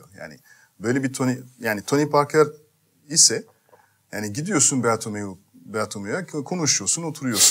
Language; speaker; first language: Turkish; non-native, fluent; French